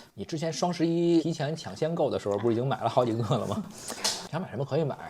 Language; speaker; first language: Chinese; native; Chinese